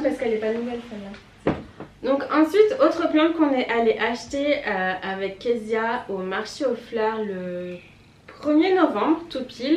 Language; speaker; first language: French; native; French